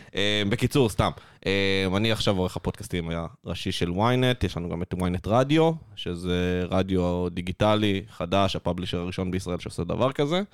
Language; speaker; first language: Hebrew; native; Hebrew